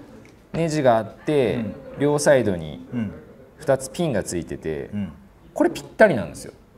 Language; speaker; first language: Japanese; native; Japanese